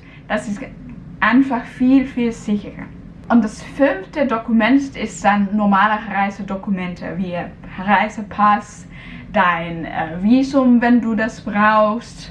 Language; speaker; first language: German; non-native, fluent; Cantonese